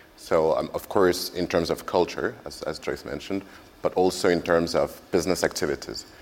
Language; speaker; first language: English; non-native, fluent; French